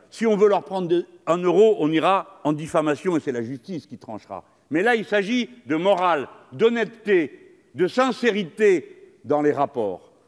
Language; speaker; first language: French; native; French